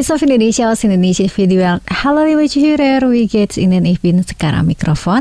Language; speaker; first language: German; non-native, fluent; Indonesian